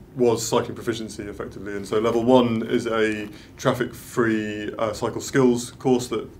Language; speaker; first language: English; native; English